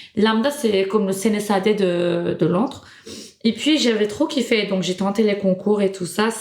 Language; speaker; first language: French; non-native, fluent; Turkish